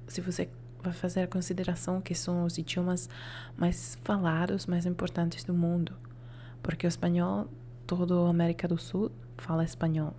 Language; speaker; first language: Portuguese; non-native, learner; Italian